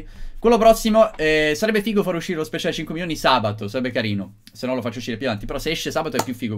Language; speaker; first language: Italian; native; Italian